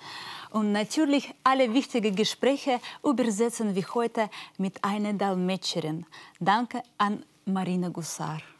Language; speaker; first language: German; non-native, learner; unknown